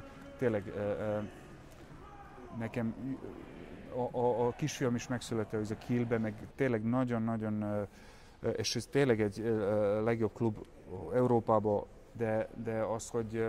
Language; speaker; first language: Hungarian; non-native, fluent; Serbian